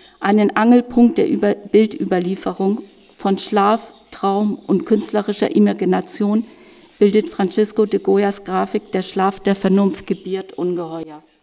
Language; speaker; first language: German; native; German